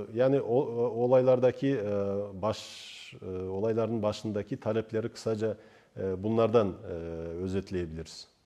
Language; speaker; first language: Turkish; non-native, fluent; Kazakh